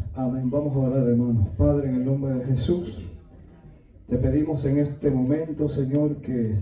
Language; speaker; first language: Spanish; native; Spanish